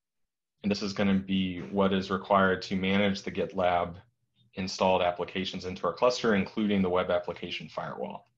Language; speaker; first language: English; native; English